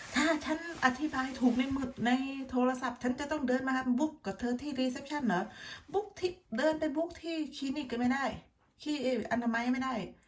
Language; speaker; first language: Thai; native; Thai